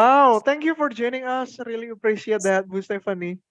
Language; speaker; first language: English; non-native, fluent; Indonesian